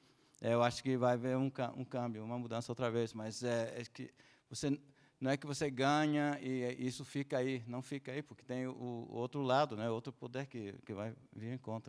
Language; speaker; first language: Portuguese; non-native, fluent; Spanish